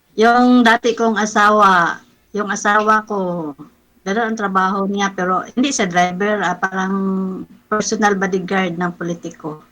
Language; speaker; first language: Filipino; non-native, local second language; Cebuano